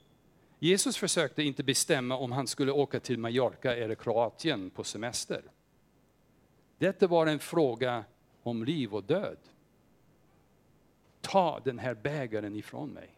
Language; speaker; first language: Swedish; non-native, fluent; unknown